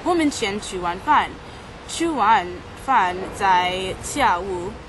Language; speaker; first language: Chinese; non-native, learner; English